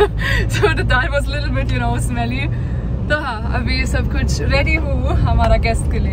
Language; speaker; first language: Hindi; non-native, learner; German